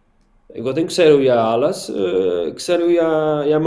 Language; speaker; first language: Greek; non-native, learner; Portuguese